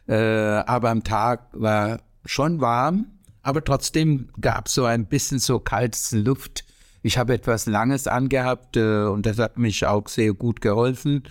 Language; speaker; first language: German; non-native, fluent; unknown